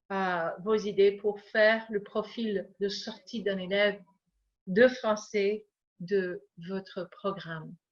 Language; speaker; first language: French; non-native, fluent; English